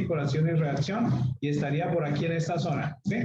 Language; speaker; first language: Spanish; native; Spanish